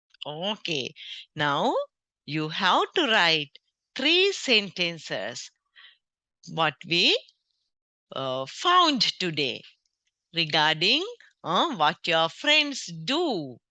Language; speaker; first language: English; non-native, local second language; Sinhala